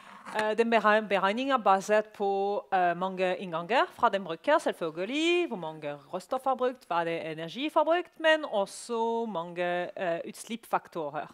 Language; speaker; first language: Norwegian; non-native, learner; French